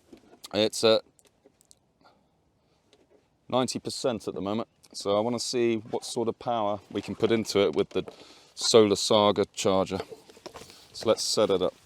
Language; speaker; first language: English; native; English